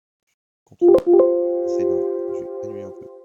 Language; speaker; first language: French; native; French